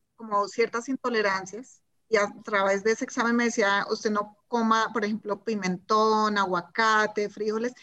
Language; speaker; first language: Spanish; native; Spanish